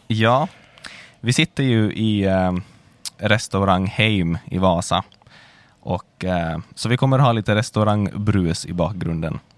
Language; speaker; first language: Swedish; native; Swedish